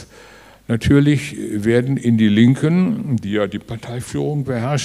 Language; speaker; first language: German; native; German